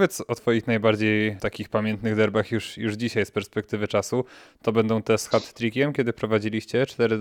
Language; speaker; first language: Polish; native; Polish